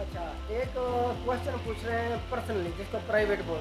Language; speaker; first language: Hindi; native; Hindi